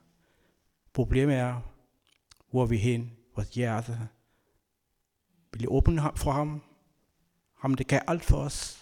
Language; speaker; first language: Danish; non-native, learner; Kabuverdianu